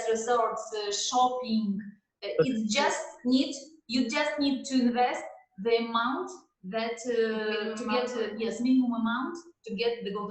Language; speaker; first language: English; non-native, learner; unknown